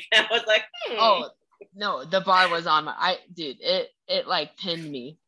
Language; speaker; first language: English; early bilingual, other home language; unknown